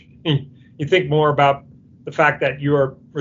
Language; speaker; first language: English; native; English